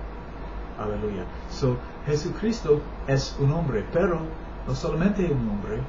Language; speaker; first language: Spanish; non-native, learner; English